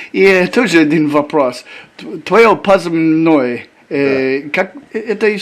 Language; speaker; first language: Russian; non-native, learner; English